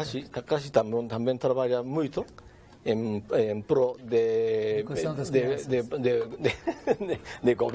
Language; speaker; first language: Portuguese; non-native, learner; Japanese